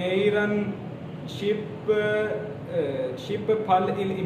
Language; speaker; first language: Korean; non-native, learner; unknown